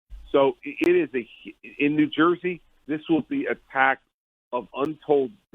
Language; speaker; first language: English; native; English